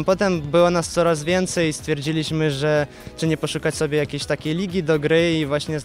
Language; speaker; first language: Polish; non-native, fluent; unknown